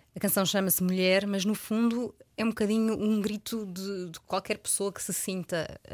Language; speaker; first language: Portuguese; native; Portuguese